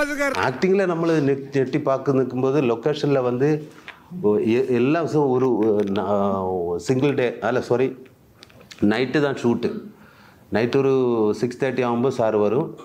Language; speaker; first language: Tamil; non-native, learner; Malayalam